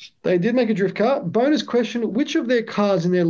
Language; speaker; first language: English; native; English